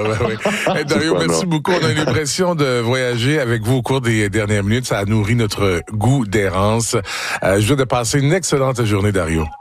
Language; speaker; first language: French; native; French